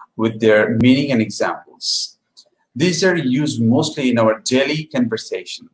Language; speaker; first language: English; non-native, local second language; Bangla